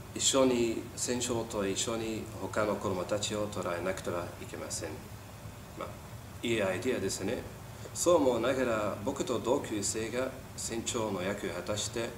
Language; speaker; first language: Japanese; non-native, learner; Dutch